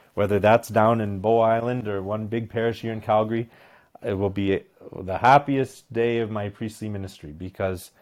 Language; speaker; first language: English; native; English